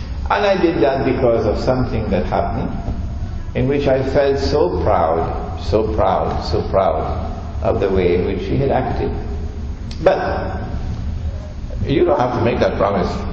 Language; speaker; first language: English; native; English